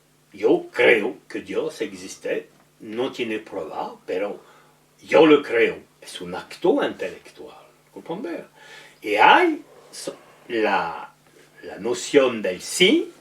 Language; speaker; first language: Spanish; non-native, learner; French